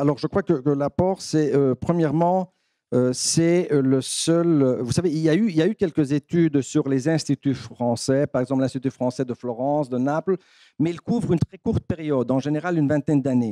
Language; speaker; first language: French; non-native, fluent; Greek